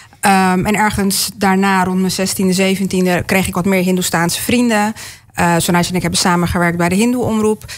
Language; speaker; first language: Dutch; early bilingual, other home language; Caribbean Hindustani